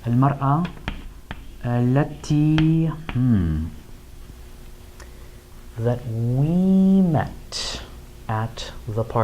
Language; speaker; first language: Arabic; non-native, fluent; English